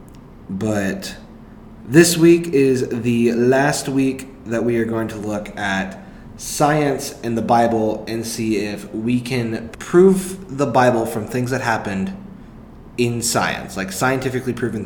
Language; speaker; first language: English; native; English